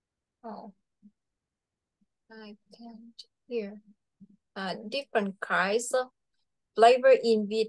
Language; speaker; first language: English; non-native, fluent; Vietnamese